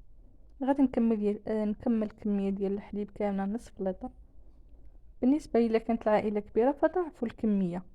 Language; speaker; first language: Arabic; native; Arabic